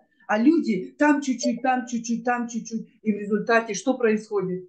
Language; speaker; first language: Russian; native; Russian